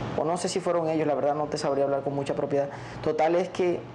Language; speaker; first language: Spanish; native; Spanish